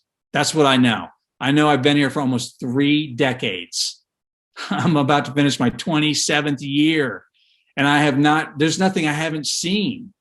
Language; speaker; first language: English; native; English